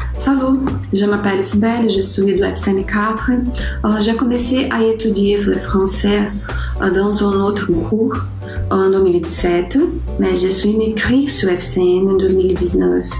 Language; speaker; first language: French; non-native, learner; Portuguese